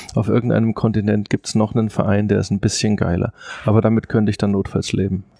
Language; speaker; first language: German; native; German